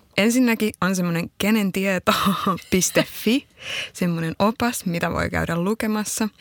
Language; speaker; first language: Finnish; early bilingual, other home language; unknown